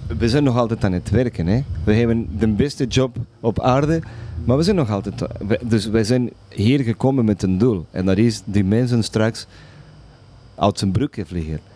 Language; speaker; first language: Dutch; non-native, fluent; Spanish